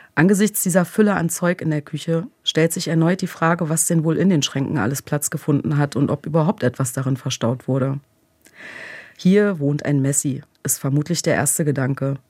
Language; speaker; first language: German; early bilingual, other home language; Croatian